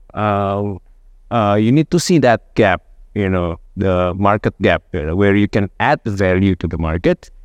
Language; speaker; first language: English; non-native, fluent; Indonesian